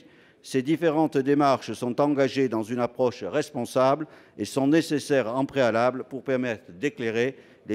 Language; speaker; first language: French; native; French